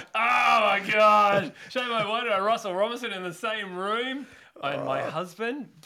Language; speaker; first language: English; native; English